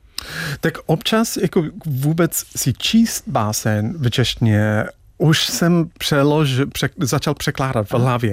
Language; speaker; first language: Czech; non-native, fluent; English